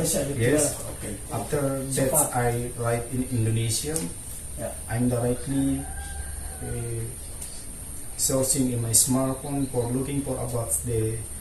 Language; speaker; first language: English; non-native, learner; Indonesian